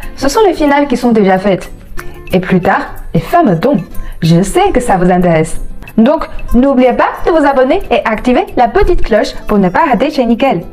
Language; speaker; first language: French; non-native, fluent; Chinese